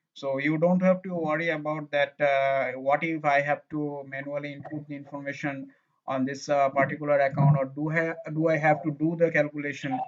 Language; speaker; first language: English; non-native, local second language; Bangla